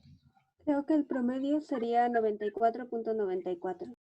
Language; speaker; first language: Spanish; native; Spanish